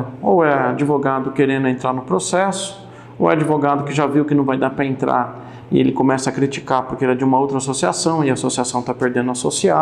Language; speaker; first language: Portuguese; native; Portuguese